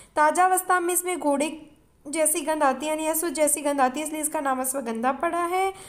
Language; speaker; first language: Hindi; native; Hindi